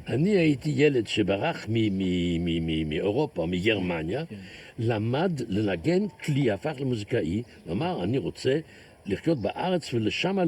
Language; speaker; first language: Hebrew; non-native, fluent; German